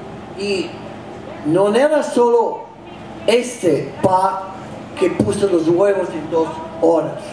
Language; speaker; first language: Spanish; non-native, fluent; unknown